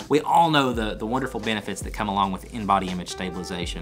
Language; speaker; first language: English; native; English